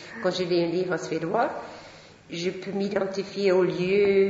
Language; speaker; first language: French; non-native, fluent; Swedish